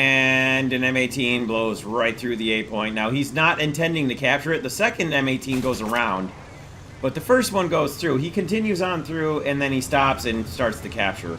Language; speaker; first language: English; native; English